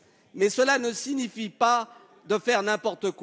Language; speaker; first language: French; native; French